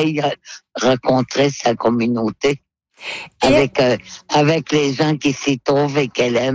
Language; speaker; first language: French; non-native, local second language; Innu-aimun